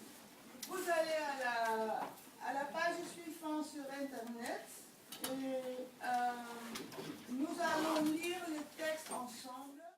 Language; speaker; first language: French; non-native, fluent; Dutch